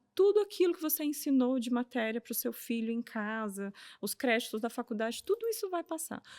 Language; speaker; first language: Portuguese; native; Portuguese